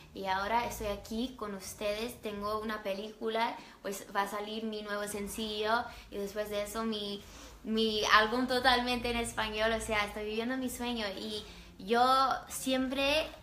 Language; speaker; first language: Spanish; early bilingual, other home language; English